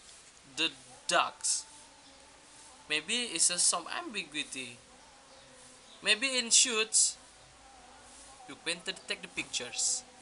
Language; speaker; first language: English; non-native, learner; Indonesian